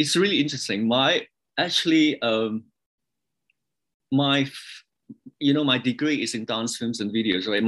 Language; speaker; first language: English; non-native, local second language; Cantonese